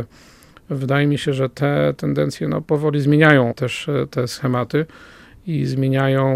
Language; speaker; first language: Polish; native; Polish